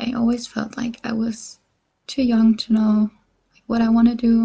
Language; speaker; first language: English; non-native, fluent; German